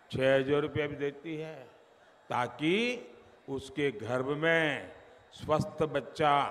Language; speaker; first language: Hindi; non-native, local second language; Gujarati